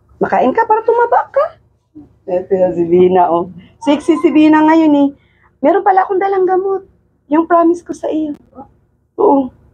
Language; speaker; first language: Filipino; non-native, local second language; Cebuano